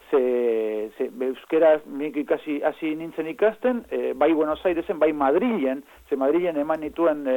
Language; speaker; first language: Basque; non-native, fluent; Spanish